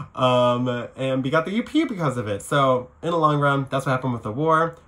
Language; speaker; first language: English; native; English